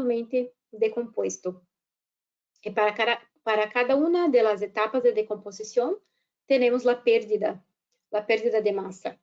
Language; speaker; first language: Spanish; non-native, fluent; Portuguese